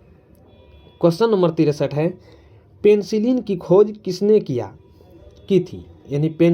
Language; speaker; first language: Hindi; native; Hindi